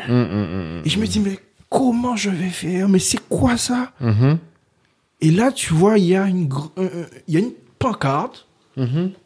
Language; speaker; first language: French; early bilingual, other home language; Haitian Creole